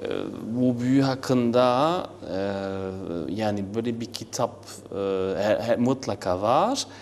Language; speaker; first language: Turkish; non-native, learner; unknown